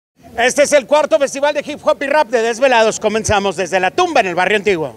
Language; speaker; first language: Spanish; native; Spanish